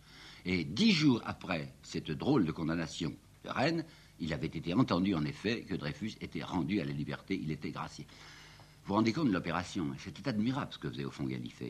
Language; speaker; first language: French; native; French